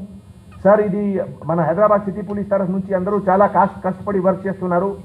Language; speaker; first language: Telugu; non-native, fluent; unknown